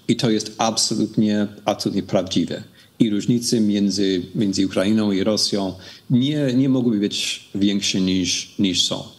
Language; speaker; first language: Polish; non-native, fluent; English